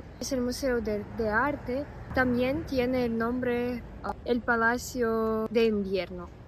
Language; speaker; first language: Spanish; non-native, fluent; Russian